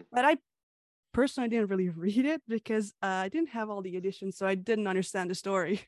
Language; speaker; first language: English; early bilingual, other home language; Hungarian